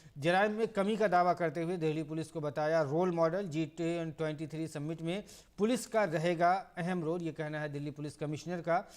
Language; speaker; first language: Urdu; native; Urdu